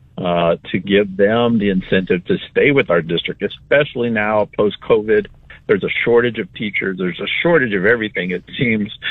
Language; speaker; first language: English; native; English